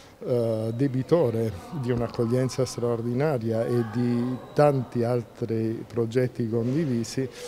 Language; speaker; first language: Italian; native; Italian